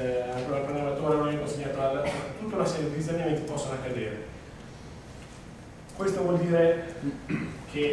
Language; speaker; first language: Italian; native; Italian